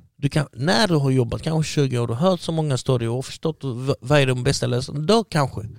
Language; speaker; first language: Swedish; early bilingual, other home language; Arabic